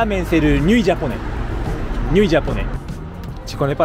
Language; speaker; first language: French; non-native, learner; Japanese